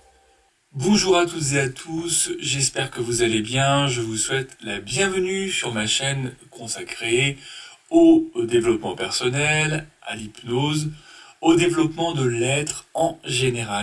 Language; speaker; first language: French; native; French